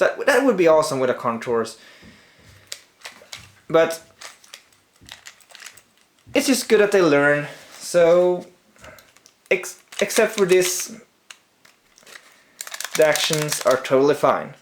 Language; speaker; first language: English; non-native, fluent; Swedish